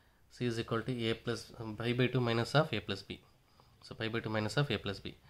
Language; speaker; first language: English; non-native, local second language; Tamil